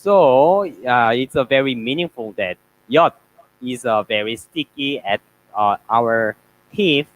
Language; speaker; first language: English; non-native, learner; Korean